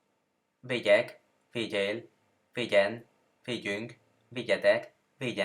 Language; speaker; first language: Hungarian; non-native, learner; Spanish